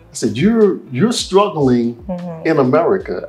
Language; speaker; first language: English; native; English